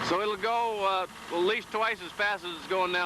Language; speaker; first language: English; native; English